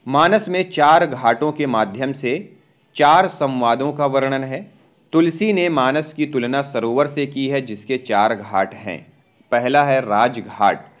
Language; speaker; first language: Hindi; native; Hindi